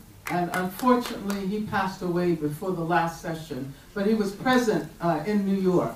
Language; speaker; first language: English; native; English